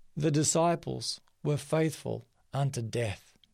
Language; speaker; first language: English; early bilingual, other home language; Macedonian